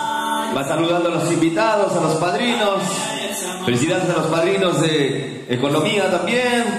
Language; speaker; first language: Spanish; native; Spanish